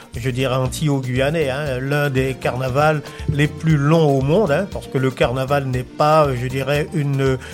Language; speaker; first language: French; native; French